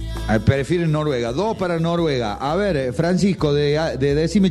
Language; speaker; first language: Spanish; native; Spanish